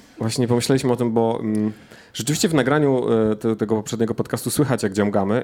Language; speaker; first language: Polish; native; Polish